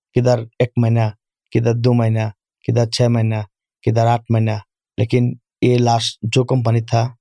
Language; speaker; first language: Urdu; non-native, learner; Bangla